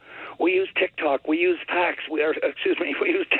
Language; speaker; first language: English; native; English